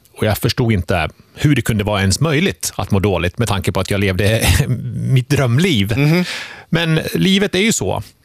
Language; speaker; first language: Swedish; early bilingual, other home language; Finnish